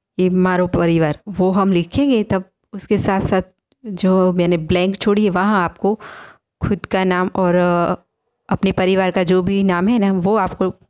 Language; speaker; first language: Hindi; non-native, local second language; Gujarati